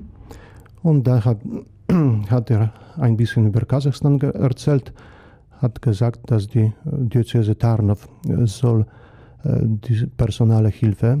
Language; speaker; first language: German; non-native, fluent; Polish